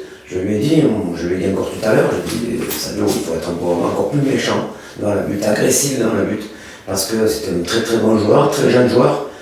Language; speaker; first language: French; native; French